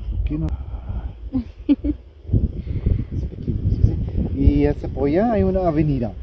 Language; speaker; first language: Spanish; non-native, learner; German